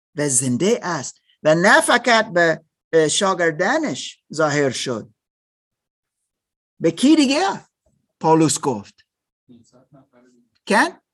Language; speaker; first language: Persian; non-native, learner; German